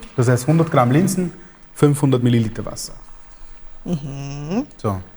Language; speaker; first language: German; early bilingual, other home language; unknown